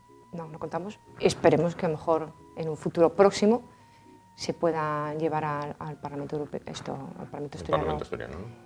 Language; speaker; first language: Spanish; native; Spanish